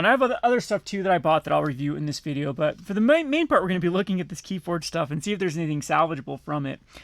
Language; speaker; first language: English; native; English